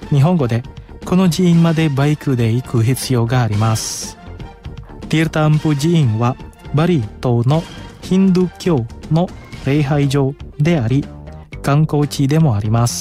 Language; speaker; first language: Japanese; non-native, fluent; Indonesian